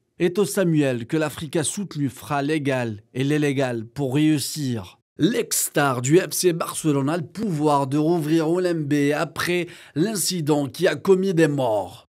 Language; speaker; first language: French; non-native, local second language; Arabic